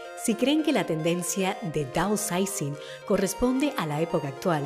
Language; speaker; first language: Spanish; native; Spanish